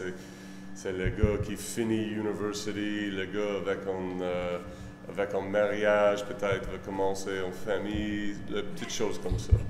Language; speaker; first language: French; non-native, learner; English